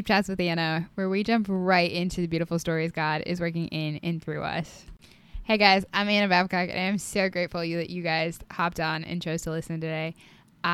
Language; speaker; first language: English; native; English